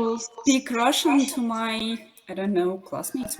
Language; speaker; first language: English; non-native, fluent; Russian